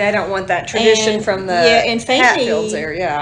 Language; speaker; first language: English; native; English